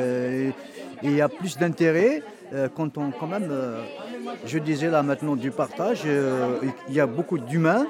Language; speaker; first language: French; non-native, local second language; Kabyle